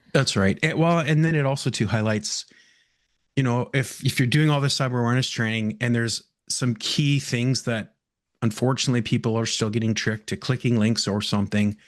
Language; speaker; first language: English; native; English